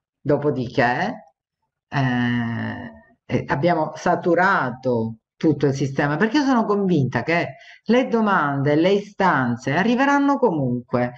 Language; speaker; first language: Italian; native; Italian